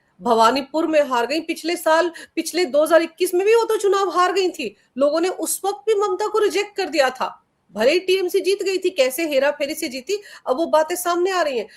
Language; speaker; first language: Hindi; native; Hindi